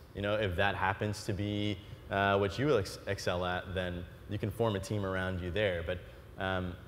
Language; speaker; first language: English; native; English